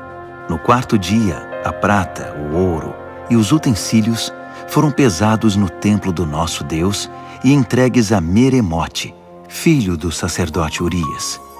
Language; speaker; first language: Portuguese; native; Portuguese